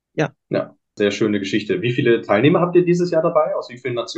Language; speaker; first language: German; native; German